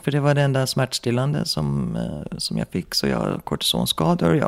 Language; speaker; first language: Swedish; early bilingual, heritage; Swedish